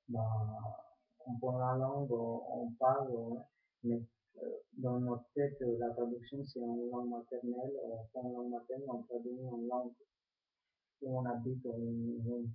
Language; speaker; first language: French; non-native, fluent; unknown